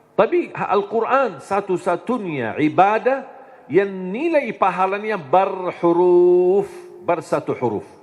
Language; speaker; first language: Indonesian; non-native, fluent; Arabic